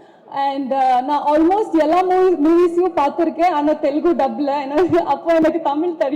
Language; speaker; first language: Tamil; non-native, local second language; Telugu